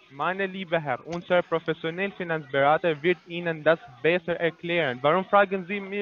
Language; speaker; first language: German; non-native, learner; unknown